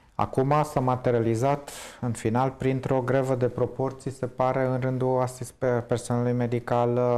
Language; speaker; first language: Romanian; native; Romanian